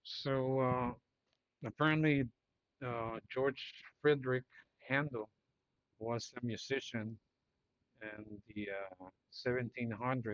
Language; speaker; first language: English; non-native, fluent; Spanish